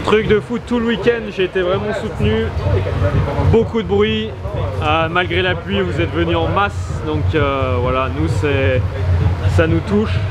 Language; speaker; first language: French; native; French